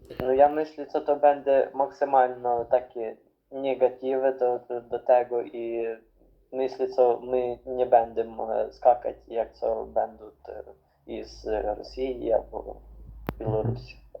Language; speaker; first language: Polish; non-native, learner; Ukrainian